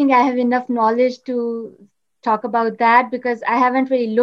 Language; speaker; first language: English; non-native, local second language; Urdu